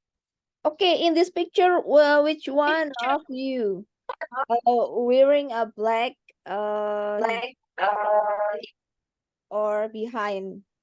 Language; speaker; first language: English; non-native, learner; Indonesian